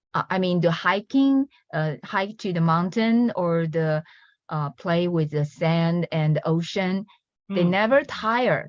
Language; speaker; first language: English; non-native, learner; Chinese